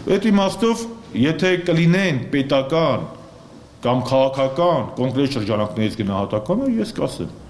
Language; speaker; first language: Armenian; native; Armenian